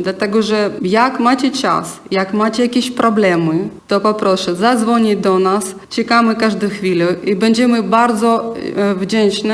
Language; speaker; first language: Polish; non-native, learner; Ukrainian